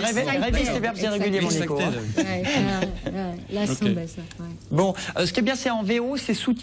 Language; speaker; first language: French; native; French